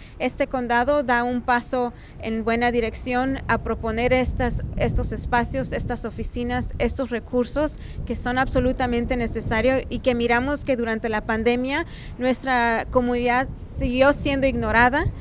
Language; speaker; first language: Spanish; native; Spanish